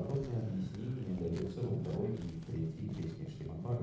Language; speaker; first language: Russian; native; Russian